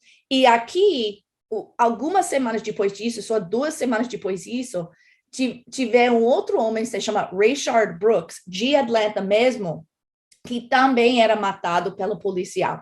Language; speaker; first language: Portuguese; non-native, fluent; English